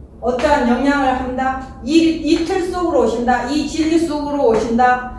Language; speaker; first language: Korean; native; Korean